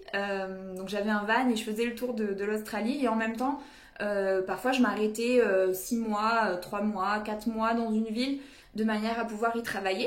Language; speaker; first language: French; native; French